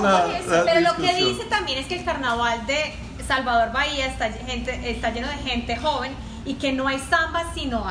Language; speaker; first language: Spanish; native; Spanish